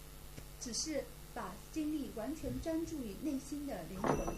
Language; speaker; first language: Chinese; native; Chinese